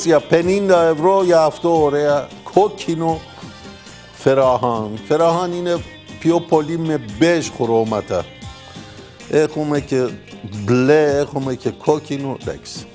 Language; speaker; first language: Greek; non-native, learner; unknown